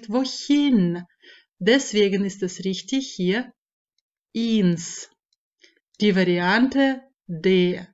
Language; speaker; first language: German; non-native, fluent; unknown